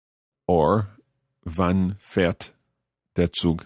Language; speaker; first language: German; non-native, learner; English